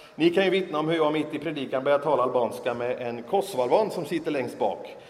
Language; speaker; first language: Swedish; native; Swedish